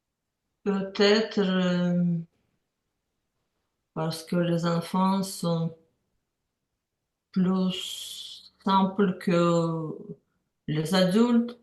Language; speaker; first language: French; non-native, learner; Ukrainian